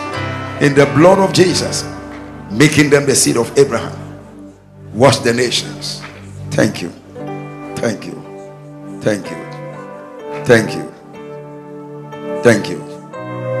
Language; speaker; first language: English; non-native, local second language; Akan